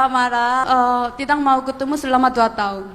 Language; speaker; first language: Indonesian; non-native, fluent; Korean